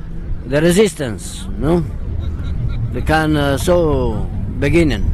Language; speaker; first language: Dutch; non-native, learner; Italian